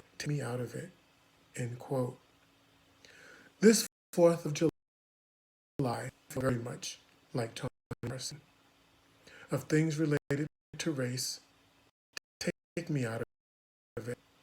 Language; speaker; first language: English; native; English